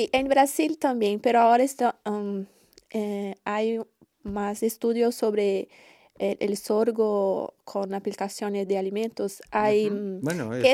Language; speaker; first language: Spanish; non-native, learner; Portuguese